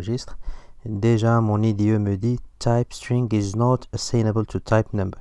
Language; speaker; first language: French; non-native, local second language; Arabic